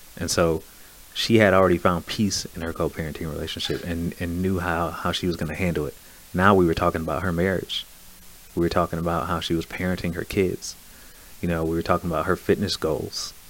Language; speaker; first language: English; native; English